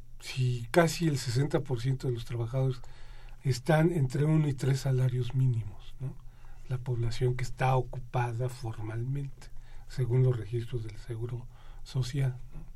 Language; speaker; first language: Spanish; native; Spanish